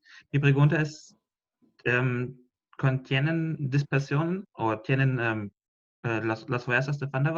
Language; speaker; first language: Spanish; non-native, fluent; German